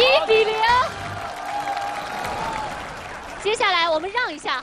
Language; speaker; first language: Chinese; native; Chinese